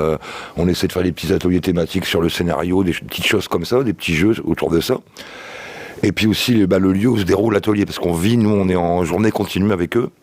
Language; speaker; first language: French; native; French